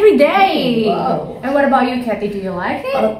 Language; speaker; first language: English; non-native, learner; Indonesian